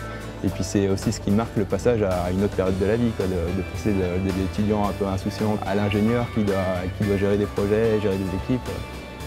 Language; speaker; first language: French; native; French